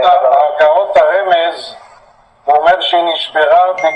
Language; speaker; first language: Hebrew; native; Hebrew